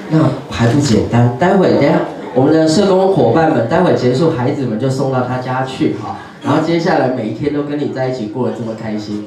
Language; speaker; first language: Chinese; native; Chinese